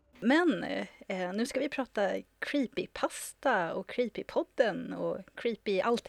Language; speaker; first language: Swedish; native; Swedish